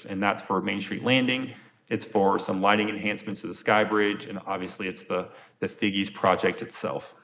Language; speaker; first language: English; native; English